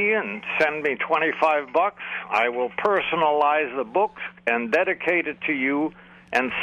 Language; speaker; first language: English; native; English